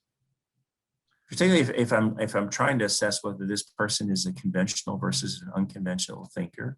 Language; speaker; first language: English; native; English